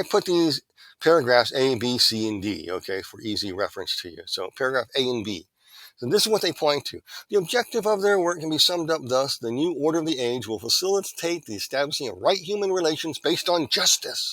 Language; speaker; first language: English; native; English